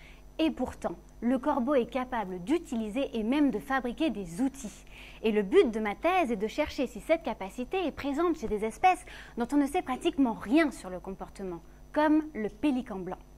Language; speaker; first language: French; native; French